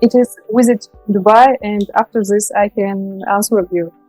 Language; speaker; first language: English; non-native, learner; Russian